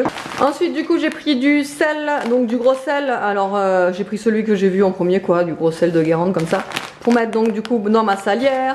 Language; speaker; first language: French; native; French